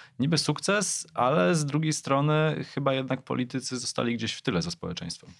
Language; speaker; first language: Polish; native; Polish